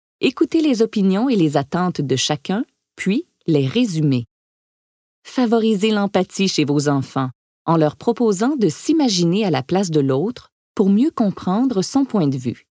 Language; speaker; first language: French; native; French